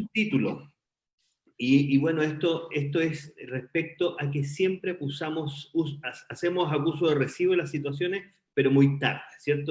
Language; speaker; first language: Spanish; native; Spanish